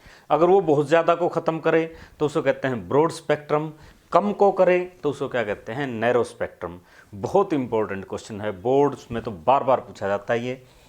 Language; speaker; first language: Hindi; native; Hindi